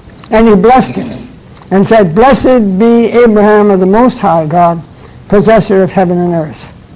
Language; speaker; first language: English; early bilingual, other home language; Chinese